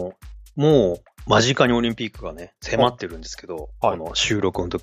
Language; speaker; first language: Japanese; native; Japanese